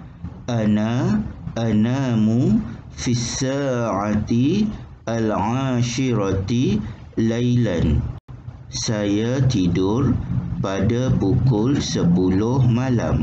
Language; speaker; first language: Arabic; non-native, fluent; Malay